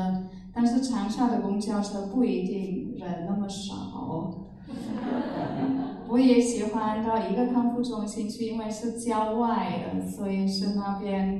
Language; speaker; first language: Chinese; non-native, fluent; German